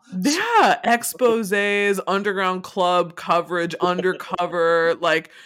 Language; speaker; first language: English; native; English